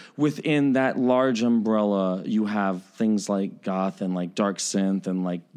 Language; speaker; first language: English; native; English